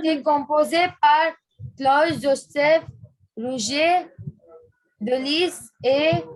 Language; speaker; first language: French; non-native, learner; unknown